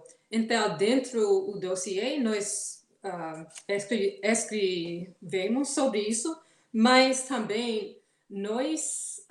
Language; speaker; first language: Portuguese; non-native, fluent; English